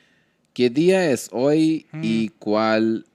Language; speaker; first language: Spanish; non-native, learner; Hindi